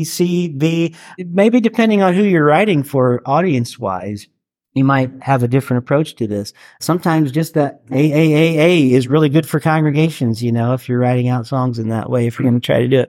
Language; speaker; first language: English; native; English